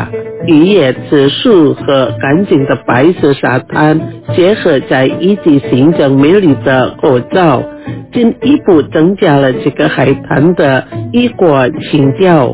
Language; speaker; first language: Chinese; early bilingual, heritage; Chinese